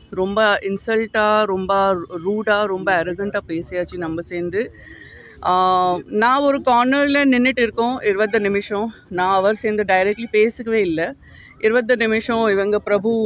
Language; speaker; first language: Tamil; non-native, learner; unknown